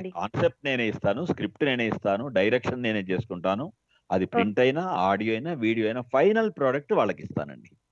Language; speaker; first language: Telugu; native; Telugu